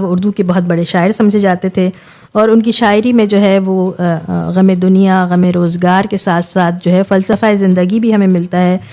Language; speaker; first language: Urdu; native; Urdu